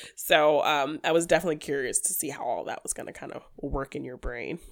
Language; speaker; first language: English; native; English